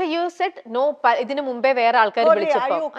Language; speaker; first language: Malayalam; native; Malayalam